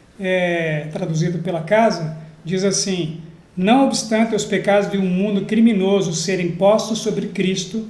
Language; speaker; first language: Portuguese; native; Portuguese